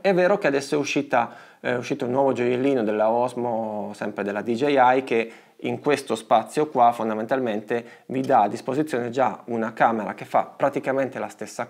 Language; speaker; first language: Italian; native; Italian